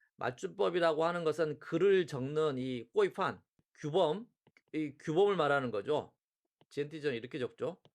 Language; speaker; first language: Korean; native; Korean